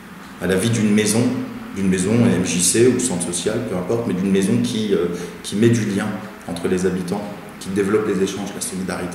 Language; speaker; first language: French; native; French